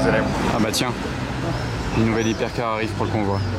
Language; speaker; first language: French; native; French